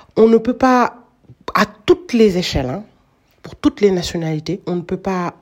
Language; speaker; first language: French; non-native, local second language; Wolof